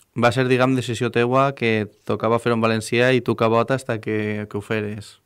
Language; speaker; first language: Catalan; native; Catalan